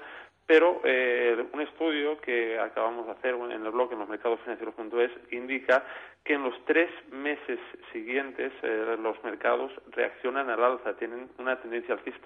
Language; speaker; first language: Spanish; native; Spanish